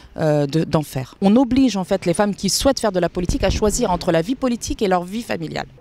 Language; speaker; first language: French; native; French